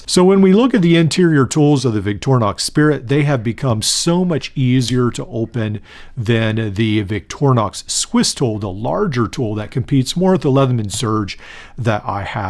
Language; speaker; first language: English; native; English